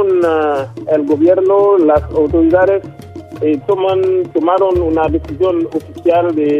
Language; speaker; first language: Spanish; non-native, local second language; Haitian Creole